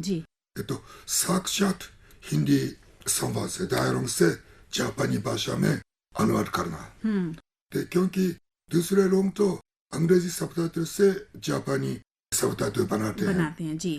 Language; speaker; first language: Hindi; non-native, fluent; Japanese